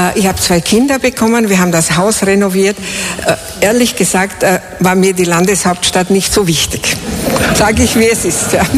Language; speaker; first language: German; non-native, fluent; Czech